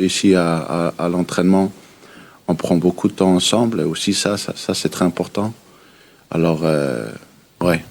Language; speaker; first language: French; early bilingual, heritage; Danish